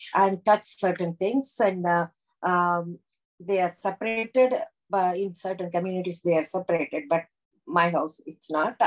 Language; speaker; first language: English; non-native, local second language; Tamil